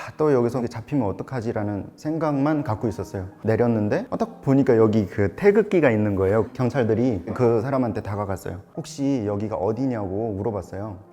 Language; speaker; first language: Korean; native; Korean